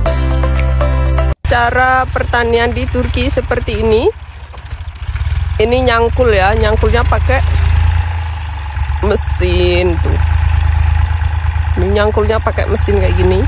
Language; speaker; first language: Indonesian; native; Indonesian